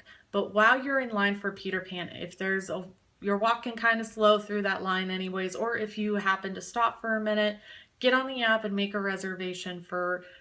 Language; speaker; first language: English; native; English